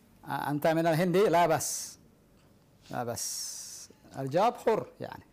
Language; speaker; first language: Arabic; non-native, fluent; Indonesian